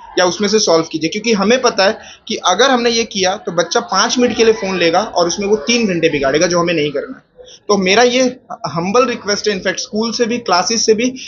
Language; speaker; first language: Hindi; native; Hindi